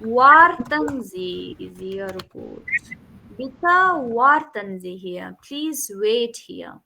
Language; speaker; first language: German; non-native, fluent; Urdu